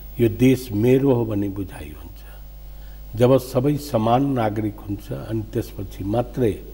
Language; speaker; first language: Nepali; non-native, local second language; Maithili